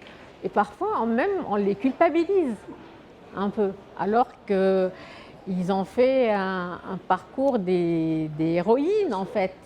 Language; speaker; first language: French; non-native, fluent; Arabic